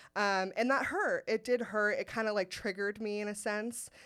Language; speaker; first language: English; native; English